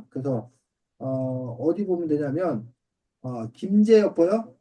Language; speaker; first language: Korean; native; Korean